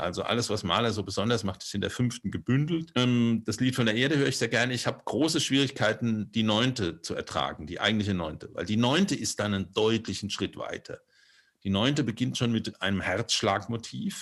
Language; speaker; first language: German; native; German